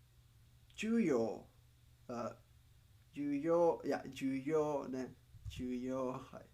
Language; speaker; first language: Japanese; non-native, learner; Spanish